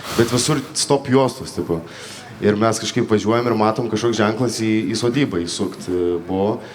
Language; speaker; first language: Lithuanian; native; Lithuanian